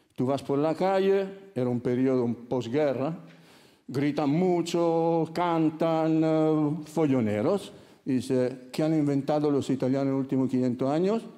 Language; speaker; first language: Spanish; non-native, fluent; Italian